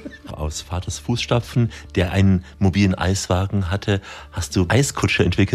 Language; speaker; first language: German; native; German